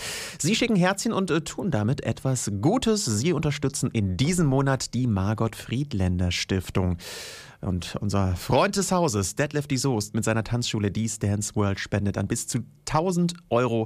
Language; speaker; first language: German; native; German